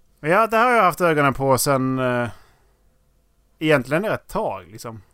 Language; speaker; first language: Swedish; native; Swedish